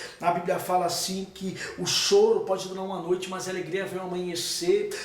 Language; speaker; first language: Portuguese; native; Portuguese